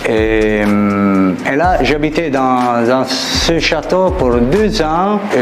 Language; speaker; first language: French; non-native, fluent; Italian